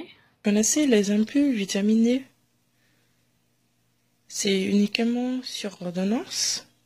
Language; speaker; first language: French; non-native, fluent; English